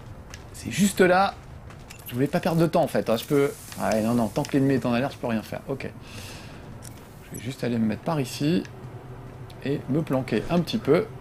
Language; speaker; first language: French; native; French